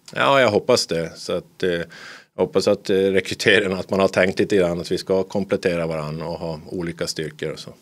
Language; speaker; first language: Swedish; native; Swedish